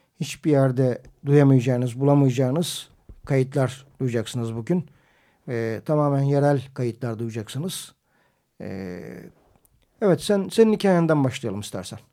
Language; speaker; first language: Turkish; native; Turkish